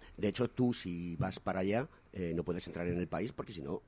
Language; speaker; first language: Spanish; native; Spanish